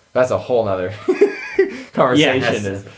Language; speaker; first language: English; native; English